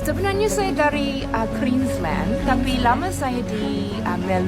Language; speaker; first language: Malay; non-native, learner; English